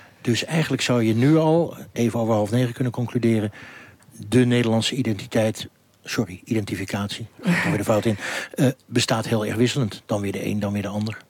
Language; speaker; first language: Dutch; native; Dutch